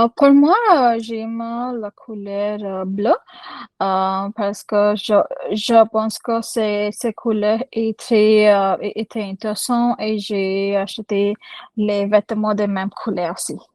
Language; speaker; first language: French; non-native, learner; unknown